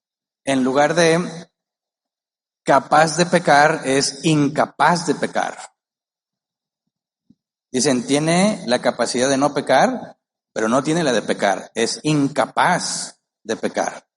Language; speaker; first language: Spanish; native; Spanish